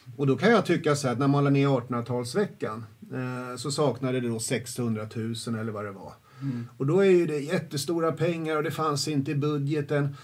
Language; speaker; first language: Swedish; native; Swedish